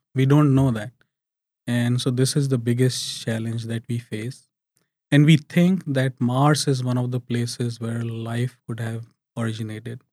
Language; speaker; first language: English; non-native, local second language; Hindi